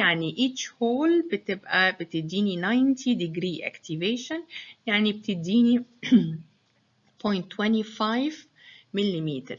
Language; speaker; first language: Arabic; native; Arabic